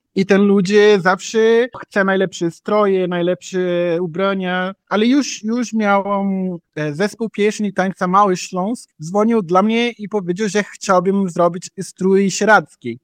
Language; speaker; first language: Polish; non-native, learner; Portuguese